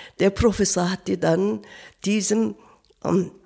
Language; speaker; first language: German; non-native, learner; Korean